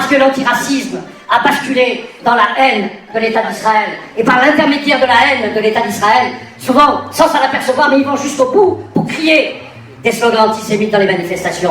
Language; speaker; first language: French; native; French